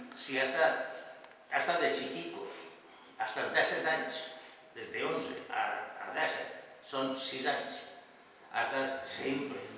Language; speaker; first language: Catalan; non-native, local second language; Spanish